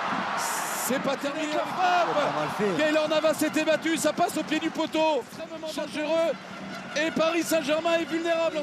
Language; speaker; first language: French; native; French